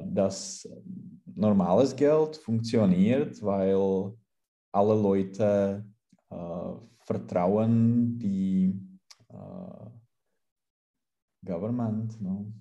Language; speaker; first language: German; non-native, learner; Czech